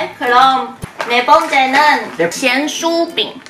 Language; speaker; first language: Korean; non-native, learner; Chinese